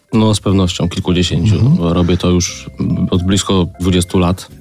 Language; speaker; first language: Polish; native; Polish